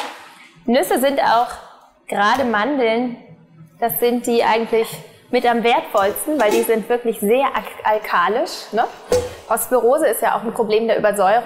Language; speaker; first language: German; native; German